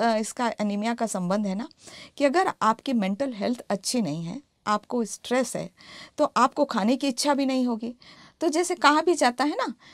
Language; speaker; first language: Hindi; native; Hindi